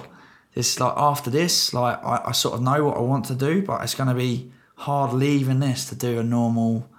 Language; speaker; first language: English; native; English